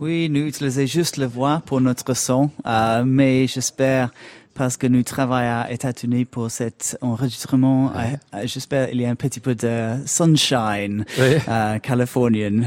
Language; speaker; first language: French; non-native, learner; English